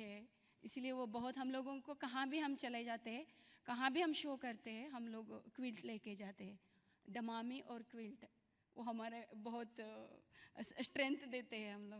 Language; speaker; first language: Hindi; non-native, local second language; Kannada